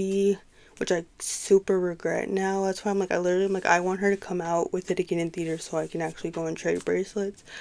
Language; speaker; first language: English; native; English